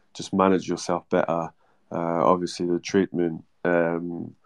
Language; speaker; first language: English; non-native, fluent; French